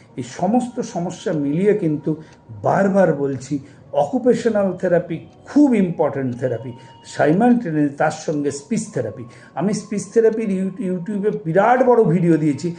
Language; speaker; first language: Bangla; native; Bangla